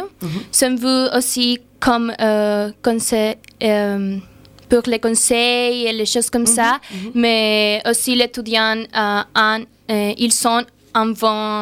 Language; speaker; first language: French; non-native, learner; Spanish